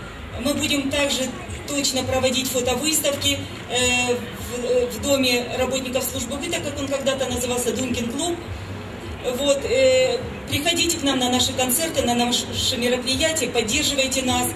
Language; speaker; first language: Russian; native; Russian